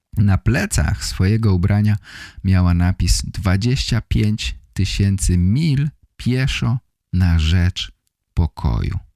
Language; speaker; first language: Polish; native; Polish